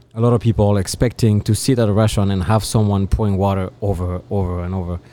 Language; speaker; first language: English; non-native, fluent; French